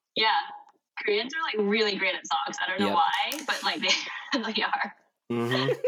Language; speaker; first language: English; non-native, local second language; Korean